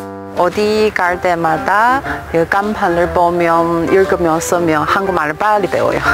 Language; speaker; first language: Korean; non-native, learner; Chinese